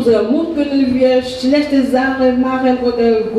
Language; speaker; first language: German; non-native, fluent; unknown